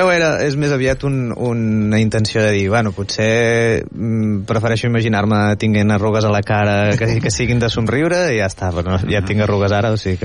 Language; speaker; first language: Catalan; native; Catalan